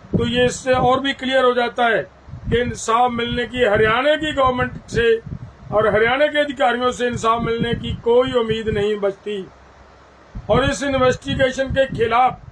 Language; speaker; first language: Hindi; native; Hindi